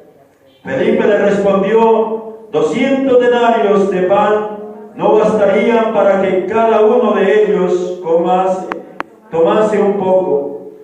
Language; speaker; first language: Spanish; native; Spanish